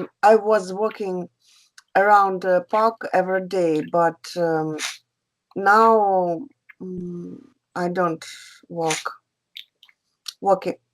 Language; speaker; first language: English; non-native, learner; Russian